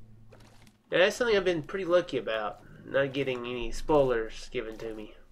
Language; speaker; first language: English; native; English